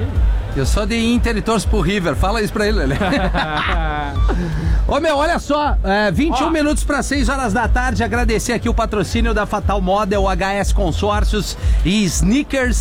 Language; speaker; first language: Portuguese; native; Portuguese